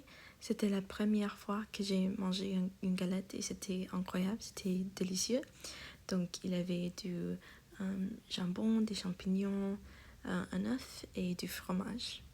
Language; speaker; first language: French; non-native, learner; English